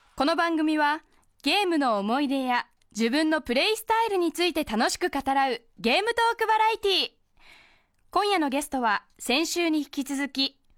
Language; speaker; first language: Japanese; native; Japanese